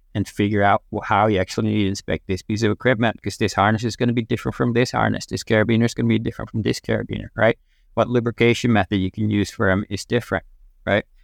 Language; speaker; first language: English; non-native, fluent; Dutch